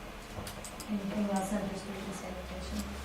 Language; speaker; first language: English; native; English